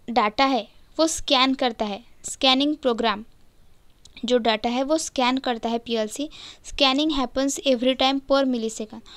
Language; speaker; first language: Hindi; non-native, local second language; Marathi